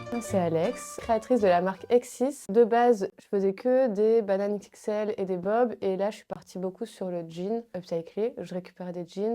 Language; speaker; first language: French; native; French